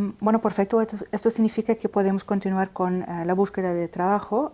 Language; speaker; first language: Spanish; non-native, fluent; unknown